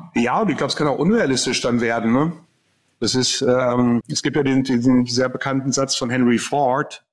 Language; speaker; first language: German; native; German